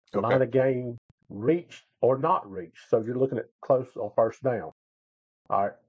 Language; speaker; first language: English; native; English